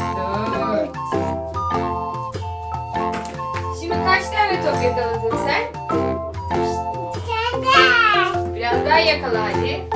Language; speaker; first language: Turkish; native; Turkish